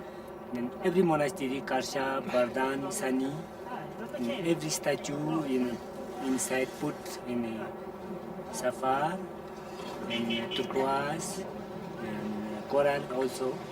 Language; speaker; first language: English; non-native, learner; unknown